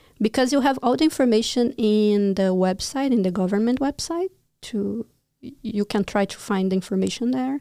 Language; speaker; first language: English; non-native, fluent; Portuguese